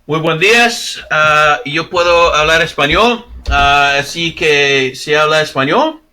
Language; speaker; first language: Spanish; early bilingual, other home language; English